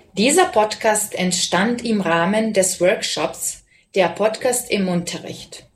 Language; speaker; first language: German; non-native, fluent; Serbian